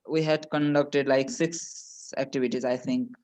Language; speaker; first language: English; non-native, local second language; Nepali